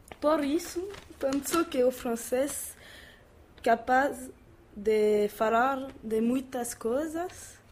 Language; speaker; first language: Portuguese; non-native, learner; French